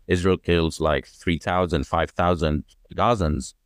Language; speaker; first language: English; non-native, fluent; Arabic